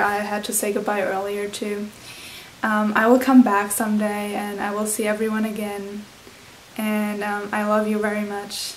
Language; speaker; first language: English; non-native, fluent; German